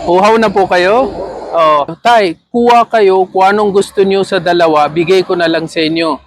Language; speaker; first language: Filipino; non-native, fluent; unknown